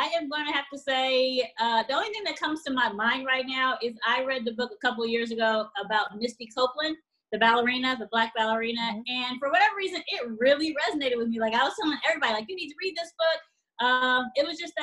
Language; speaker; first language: English; native; English